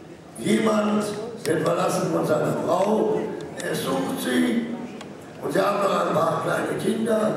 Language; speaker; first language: German; non-native, local second language; Romany